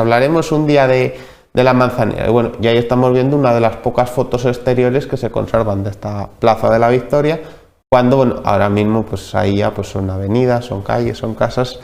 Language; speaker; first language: Spanish; native; Spanish